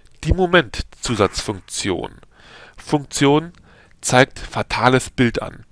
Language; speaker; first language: German; native; German